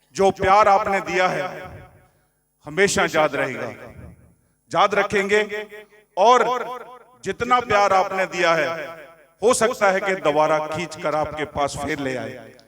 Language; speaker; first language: Hindi; non-native, local second language; Punjabi